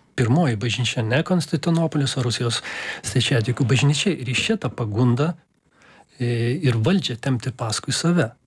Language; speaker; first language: Lithuanian; non-native, local second language; Russian